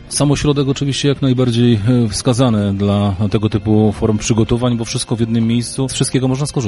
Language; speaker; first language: Polish; native; Polish